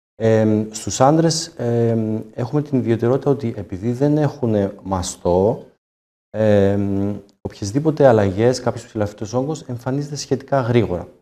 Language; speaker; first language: Greek; native; Greek